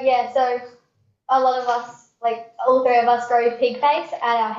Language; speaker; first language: English; native; English